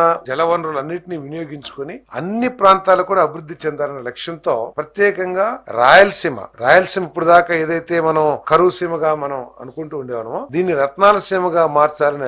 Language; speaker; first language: Telugu; native; Telugu